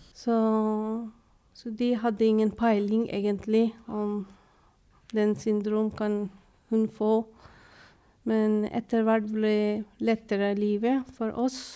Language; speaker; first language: Norwegian; non-native, fluent; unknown